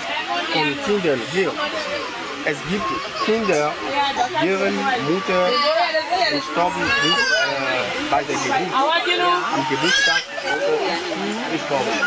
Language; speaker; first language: German; non-native, fluent; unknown